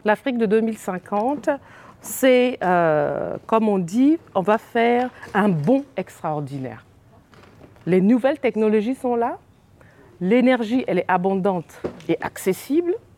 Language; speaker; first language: French; non-native, local second language; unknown